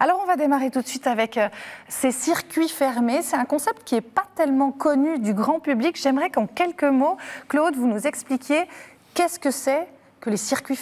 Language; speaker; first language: French; native; French